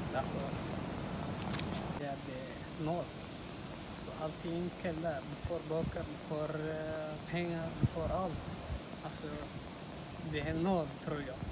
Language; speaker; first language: Swedish; non-native, learner; Tigrinya